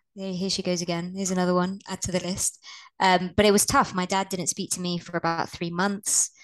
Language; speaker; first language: English; native; English